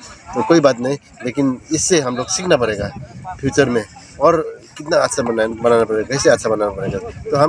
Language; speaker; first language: Hindi; non-native, local second language; Bodo